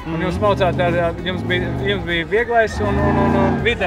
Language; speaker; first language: Latvian; native; Latvian